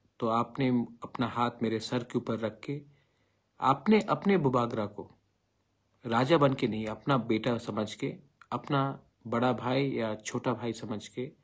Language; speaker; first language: Hindi; non-native, local second language; Bangla